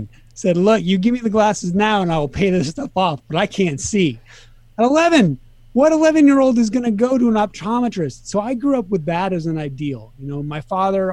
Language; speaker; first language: English; native; English